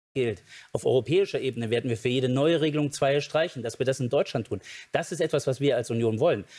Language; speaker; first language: German; native; German